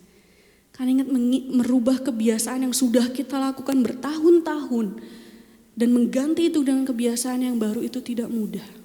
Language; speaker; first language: Indonesian; native; Indonesian